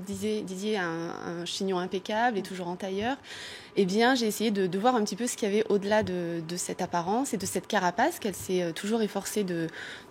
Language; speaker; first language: French; native; French